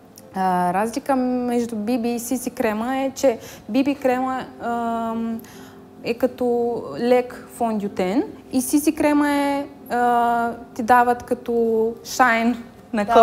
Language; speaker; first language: Bulgarian; non-native, learner; Romanian